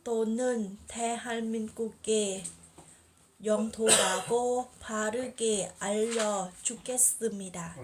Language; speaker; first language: Korean; non-native, learner; Thai